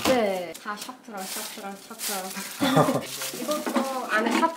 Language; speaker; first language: Korean; non-native, learner; Persian